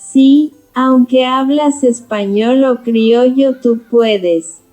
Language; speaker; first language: Spanish; non-native, learner; Haitian Creole